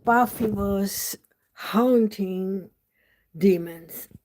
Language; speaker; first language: English; non-native, learner; German